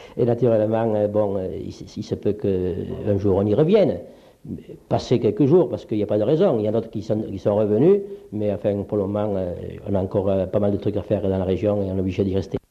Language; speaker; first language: French; early bilingual, other home language; Polish